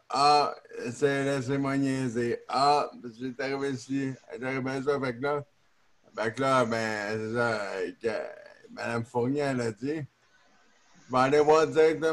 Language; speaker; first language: French; native; French